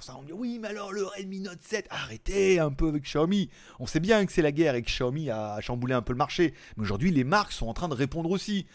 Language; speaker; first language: French; native; French